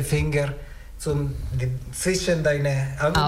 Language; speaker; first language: German; non-native, learner; Italian